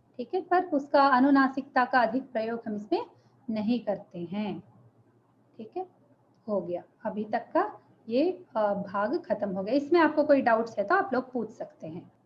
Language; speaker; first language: Hindi; non-native, local second language; Telugu